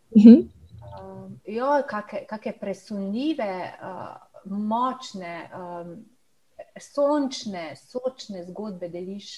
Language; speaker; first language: Slovenian; native; Slovenian